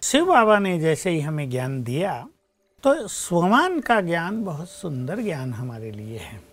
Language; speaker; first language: Hindi; native; Hindi